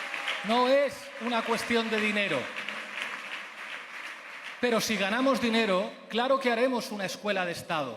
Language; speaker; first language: Spanish; native; Spanish